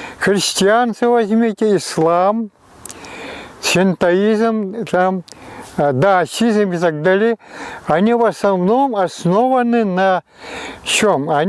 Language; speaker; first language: Russian; non-native, local second language; Yakut